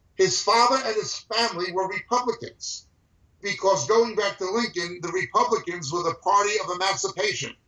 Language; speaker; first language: English; native; English